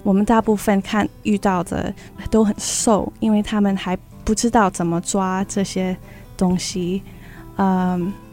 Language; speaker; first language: Chinese; early bilingual, heritage; Chinese